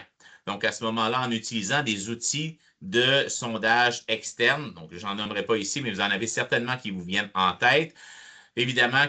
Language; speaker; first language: French; native; French